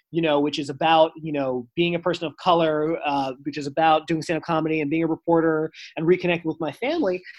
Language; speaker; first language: English; native; English